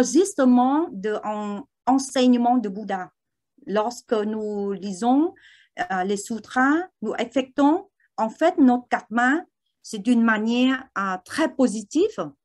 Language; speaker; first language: French; non-native, learner; Vietnamese